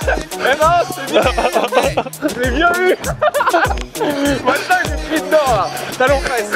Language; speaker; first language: French; native; French